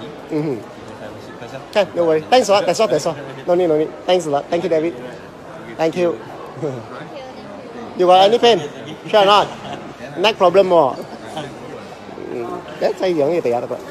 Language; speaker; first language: English; non-native, local second language; Cantonese